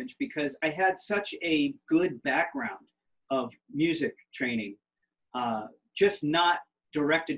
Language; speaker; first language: English; native; English